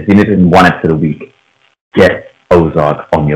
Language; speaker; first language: English; non-native, local second language; Punjabi